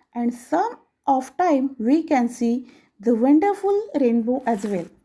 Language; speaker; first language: English; non-native, local second language; Marathi